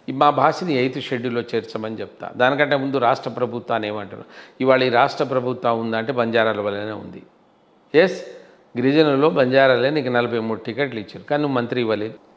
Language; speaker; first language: Telugu; non-native, local second language; Lambadi